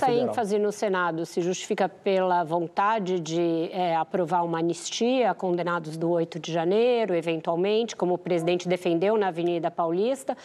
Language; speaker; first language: Portuguese; native; Portuguese